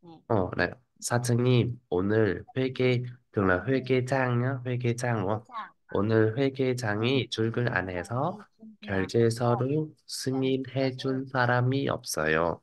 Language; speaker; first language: Korean; non-native, fluent; Vietnamese